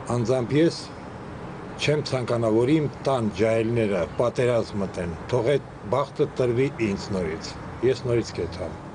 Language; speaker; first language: Armenian; non-native, fluent; Ukrainian